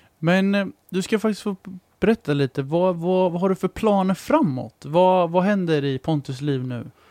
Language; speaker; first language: Swedish; native; Swedish